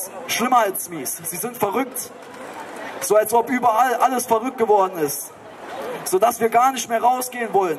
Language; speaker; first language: German; native; German